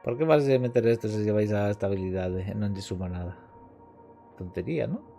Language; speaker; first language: Spanish; non-native, local second language; Galician